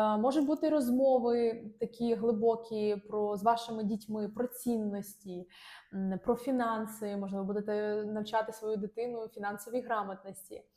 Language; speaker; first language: Ukrainian; non-native, local second language; Russian